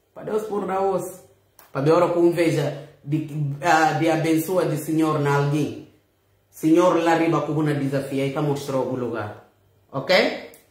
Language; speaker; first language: Portuguese; non-native, local second language; Upper Guinea Crioulo